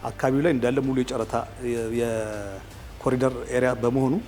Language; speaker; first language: Amharic; native; Amharic